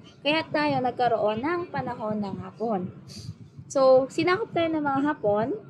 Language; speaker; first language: Filipino; native; Filipino